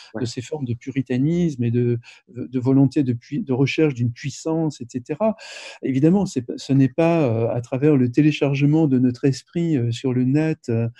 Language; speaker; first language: French; native; French